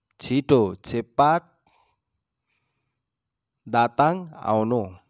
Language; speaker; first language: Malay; non-native, learner; Nepali